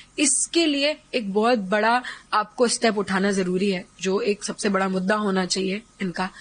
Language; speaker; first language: Hindi; native; Hindi